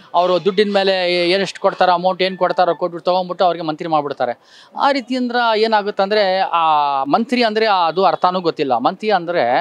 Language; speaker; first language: Kannada; non-native, local second language; Urdu